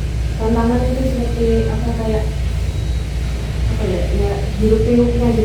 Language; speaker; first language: Indonesian; native; Indonesian